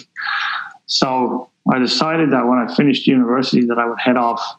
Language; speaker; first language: English; native; English